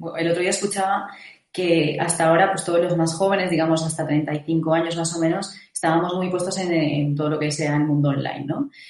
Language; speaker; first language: Spanish; native; Spanish